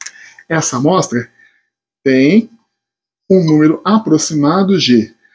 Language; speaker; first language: Portuguese; native; Portuguese